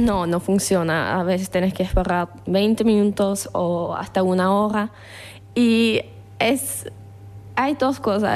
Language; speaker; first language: Spanish; non-native, fluent; German